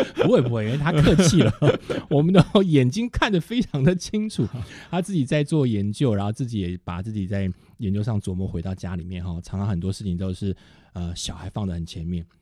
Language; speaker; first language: Chinese; native; Chinese